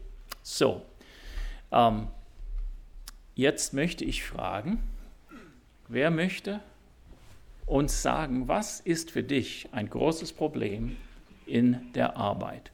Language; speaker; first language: German; non-native, fluent; English